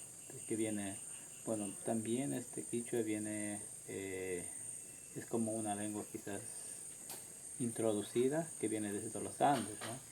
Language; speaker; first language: Spanish; non-native, local second language; Quechua